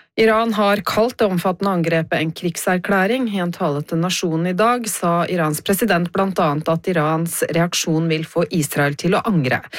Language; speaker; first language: Norwegian; native; Norwegian